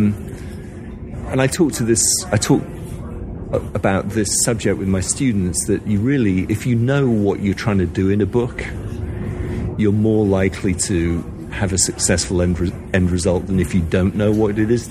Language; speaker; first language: English; native; English